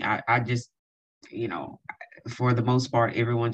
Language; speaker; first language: English; native; English